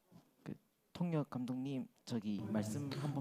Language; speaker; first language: Korean; native; Korean